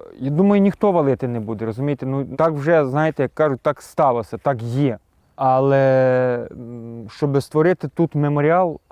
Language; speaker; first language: Ukrainian; native; Ukrainian